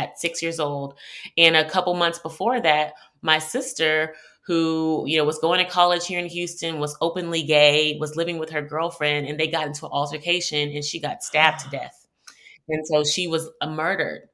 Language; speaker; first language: English; native; English